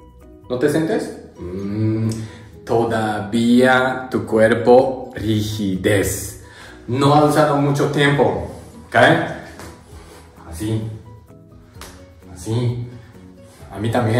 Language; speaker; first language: Spanish; non-native, learner; Japanese